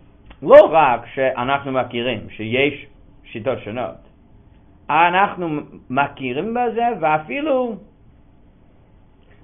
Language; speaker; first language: Hebrew; non-native, fluent; English